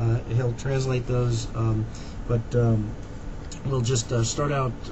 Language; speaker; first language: English; native; English